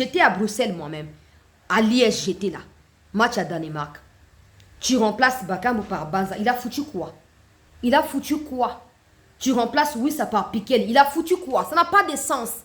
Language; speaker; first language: French; non-native, local second language; Lingala